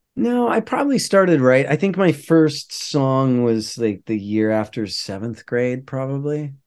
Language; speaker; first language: English; native; English